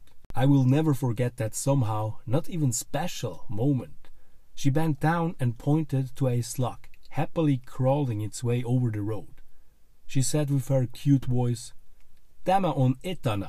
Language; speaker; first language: English; non-native, fluent; German